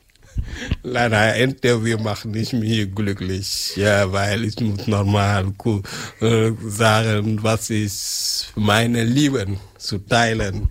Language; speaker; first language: German; non-native, learner; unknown